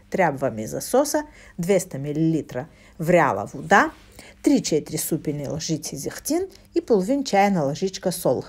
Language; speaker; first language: Bulgarian; non-native, fluent; Russian